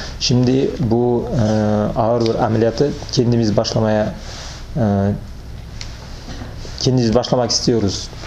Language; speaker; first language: Turkish; non-native, learner; Uzbek